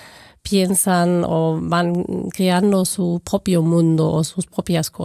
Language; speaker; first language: Spanish; non-native, fluent; German